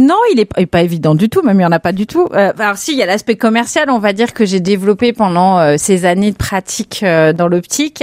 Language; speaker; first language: French; native; French